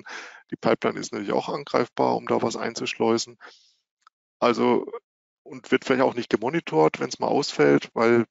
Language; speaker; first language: German; native; German